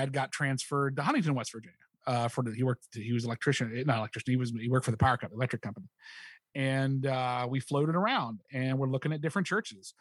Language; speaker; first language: English; native; English